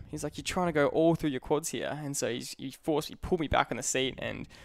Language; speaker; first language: English; native; English